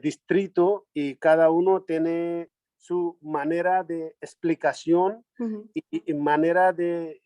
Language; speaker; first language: Spanish; non-native, learner; Nepali